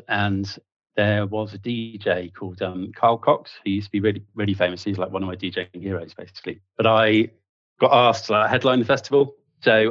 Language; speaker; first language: English; native; English